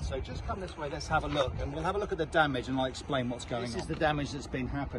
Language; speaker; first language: English; native; English